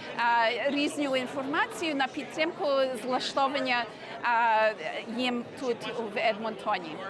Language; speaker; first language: Ukrainian; early bilingual, heritage; Ukrainian